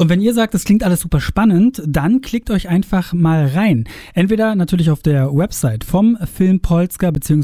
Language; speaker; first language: German; native; German